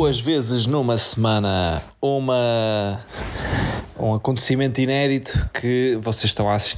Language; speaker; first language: Portuguese; native; Portuguese